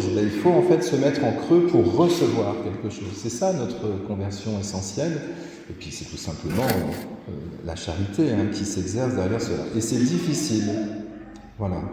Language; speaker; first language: French; native; French